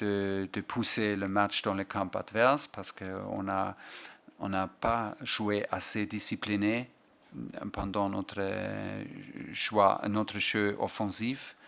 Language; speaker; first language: French; non-native, fluent; German